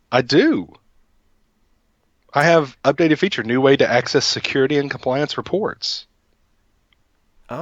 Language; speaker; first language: English; native; English